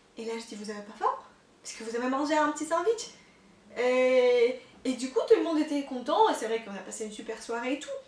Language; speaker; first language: French; non-native, fluent; Russian